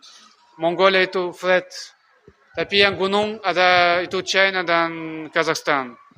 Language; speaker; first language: Indonesian; non-native, learner; Russian